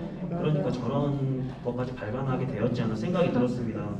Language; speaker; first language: Korean; native; Korean